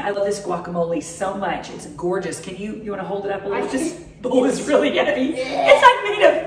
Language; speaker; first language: English; native; English